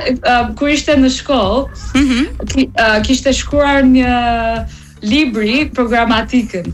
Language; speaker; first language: Albanian; non-native, learner; English